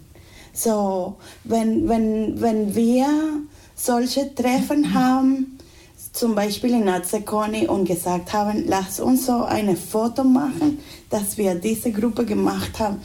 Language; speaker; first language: German; non-native, fluent; Spanish